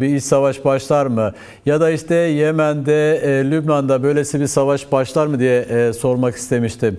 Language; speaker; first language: Turkish; native; Turkish